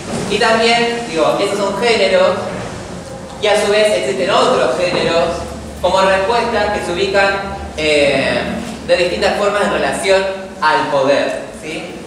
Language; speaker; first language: Spanish; native; Spanish